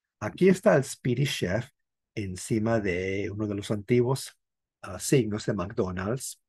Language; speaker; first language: Spanish; non-native, fluent; English